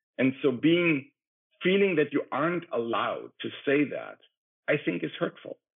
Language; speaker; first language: English; non-native, fluent; German